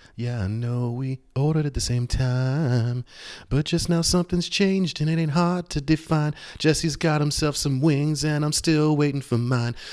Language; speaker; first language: English; native; English